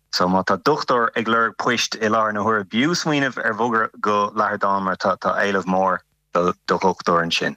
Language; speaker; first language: Irish; non-native, local second language; English